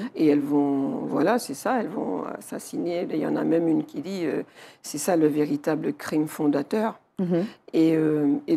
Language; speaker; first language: French; native; French